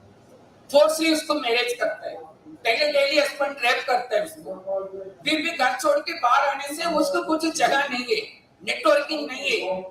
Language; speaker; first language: Hindi; non-native, local second language; Tamil